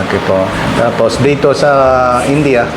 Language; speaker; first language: Filipino; non-native, learner; Punjabi